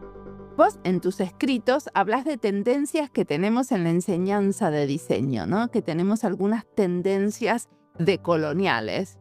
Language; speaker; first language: Spanish; native; Spanish